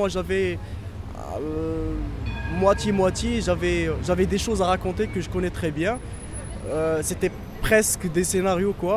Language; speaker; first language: French; non-native, local second language; Arabic